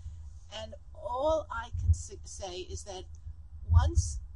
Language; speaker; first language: English; native; English